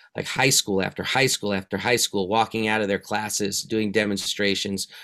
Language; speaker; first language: English; native; English